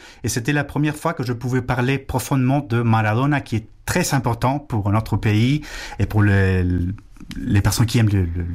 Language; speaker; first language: French; non-native, fluent; Spanish